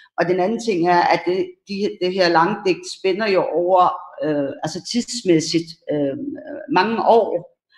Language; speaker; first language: Danish; early bilingual, other home language; Persian